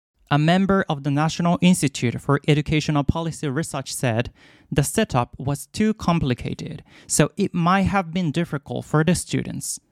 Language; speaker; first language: English; non-native, fluent; Japanese